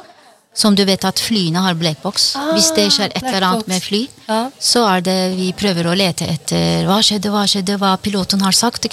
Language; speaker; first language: Norwegian; non-native, fluent; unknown